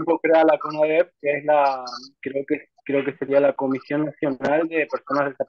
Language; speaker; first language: Spanish; native; Spanish